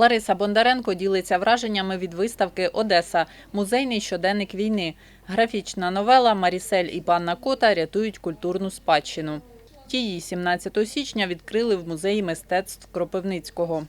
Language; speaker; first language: Ukrainian; native; Ukrainian